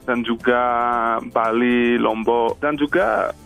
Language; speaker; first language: Indonesian; non-native, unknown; English